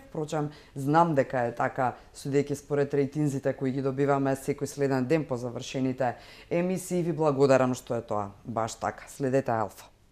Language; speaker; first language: Macedonian; native; Macedonian